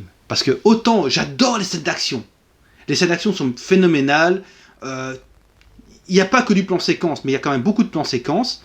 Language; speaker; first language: French; native; French